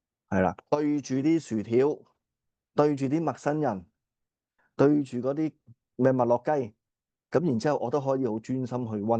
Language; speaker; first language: Cantonese; native; Cantonese